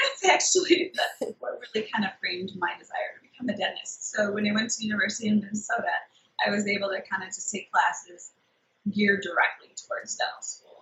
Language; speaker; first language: English; native; English